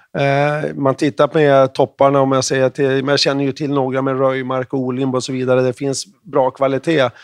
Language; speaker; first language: Swedish; native; Swedish